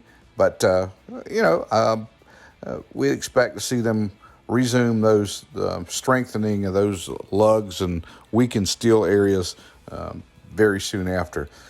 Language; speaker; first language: English; native; English